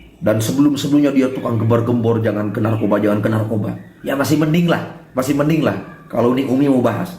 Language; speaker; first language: Indonesian; non-native, local second language; Sundanese